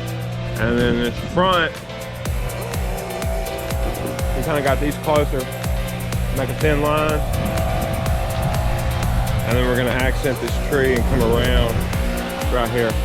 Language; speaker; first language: English; native; English